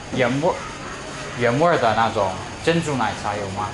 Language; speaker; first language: Chinese; non-native, fluent; English